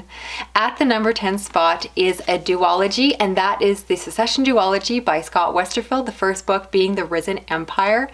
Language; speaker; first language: English; native; English